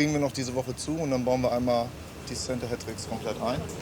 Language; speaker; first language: German; native; German